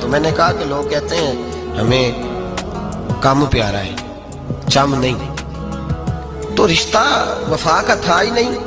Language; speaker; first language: Urdu; non-native, local second language; Punjabi